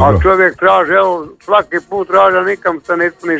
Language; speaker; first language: Serbian; native; Serbian